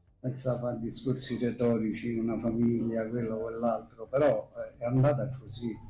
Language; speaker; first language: Italian; native; Italian